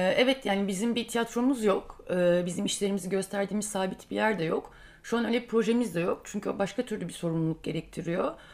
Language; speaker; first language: Turkish; native; Turkish